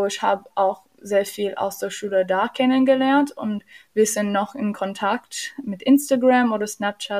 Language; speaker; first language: German; non-native, learner; English